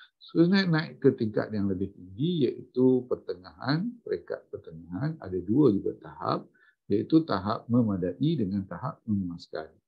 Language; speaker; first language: Malay; native; Malay